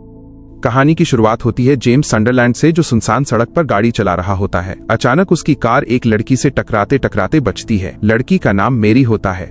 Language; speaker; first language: Hindi; native; Hindi